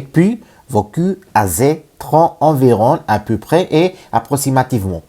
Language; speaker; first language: French; non-native, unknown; Spanish